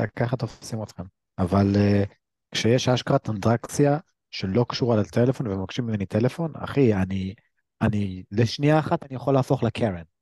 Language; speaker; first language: Hebrew; native; Hebrew